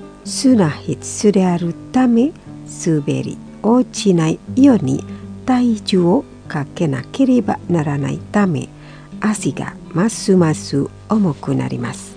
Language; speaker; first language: Japanese; non-native, fluent; Indonesian